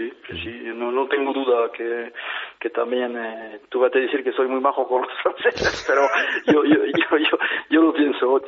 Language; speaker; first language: Spanish; non-native, fluent; French